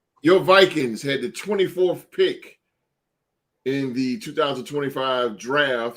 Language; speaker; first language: English; native; English